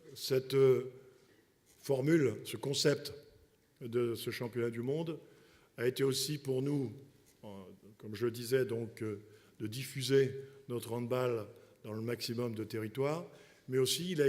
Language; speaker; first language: French; native; French